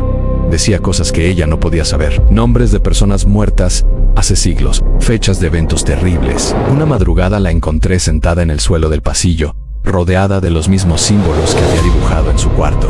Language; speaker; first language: Spanish; native; Spanish